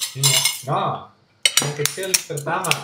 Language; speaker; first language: Indonesian; non-native, learner; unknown